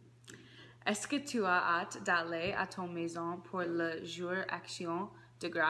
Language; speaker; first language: French; non-native, learner; English